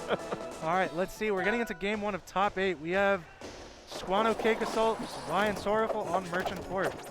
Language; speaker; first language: English; native; English